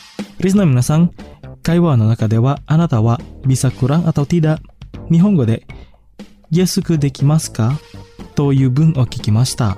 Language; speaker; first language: Japanese; non-native, fluent; Indonesian